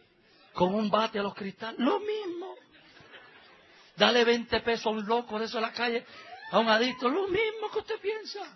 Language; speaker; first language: Spanish; native; Spanish